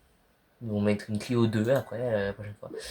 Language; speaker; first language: French; native; French